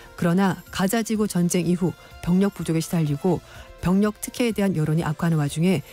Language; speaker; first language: Korean; native; Korean